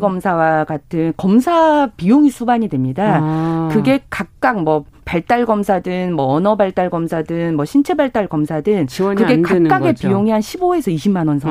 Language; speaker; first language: Korean; native; Korean